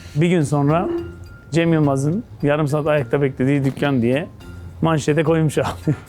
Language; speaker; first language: Turkish; native; Turkish